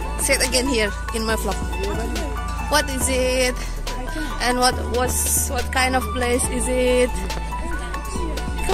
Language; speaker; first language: English; non-native, learner; Indonesian